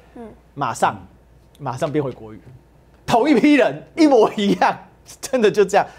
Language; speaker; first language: Chinese; native; Chinese